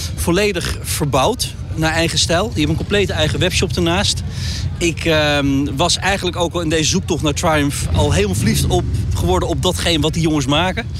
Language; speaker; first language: Dutch; native; Dutch